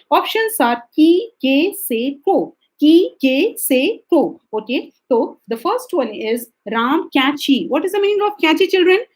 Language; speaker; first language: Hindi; native; Hindi